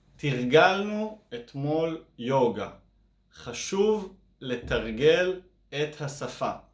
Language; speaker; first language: Hebrew; native; Hebrew